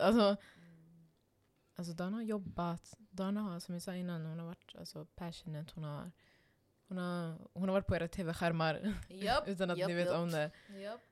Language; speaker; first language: Swedish; non-native, local second language; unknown